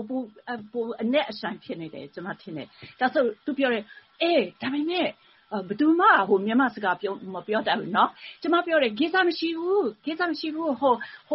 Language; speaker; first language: Burmese; non-native, fluent; English